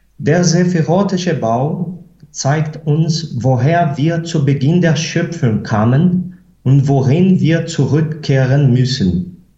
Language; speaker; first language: German; non-native, fluent; Portuguese